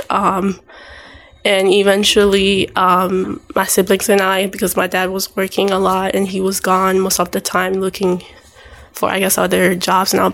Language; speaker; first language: English; early bilingual, other home language; Haitian Creole